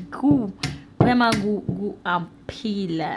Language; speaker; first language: Haitian Creole; early bilingual, heritage; Haitian Creole